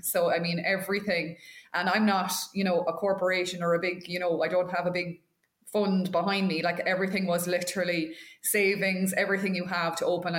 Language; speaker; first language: English; native; English